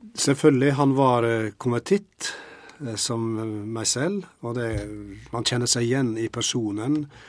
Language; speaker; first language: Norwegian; native; Norwegian